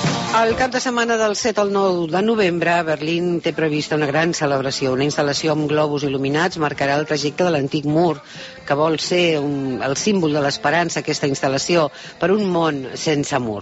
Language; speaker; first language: Catalan; native; Catalan